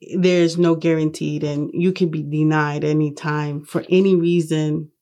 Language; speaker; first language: English; early bilingual, other home language; Spanish